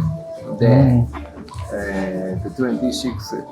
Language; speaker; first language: English; non-native, local second language; Japanese